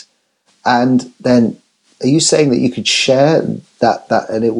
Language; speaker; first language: English; native; English